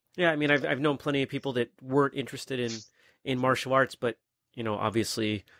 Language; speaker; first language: English; native; English